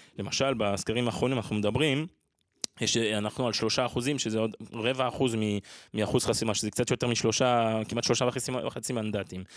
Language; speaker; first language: Hebrew; non-native, fluent; French